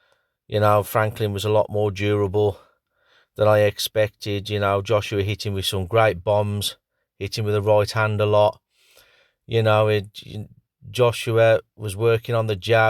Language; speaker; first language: English; native; English